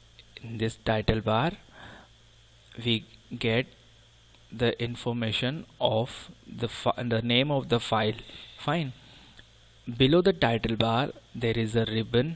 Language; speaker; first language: English; non-native, local second language; Hindi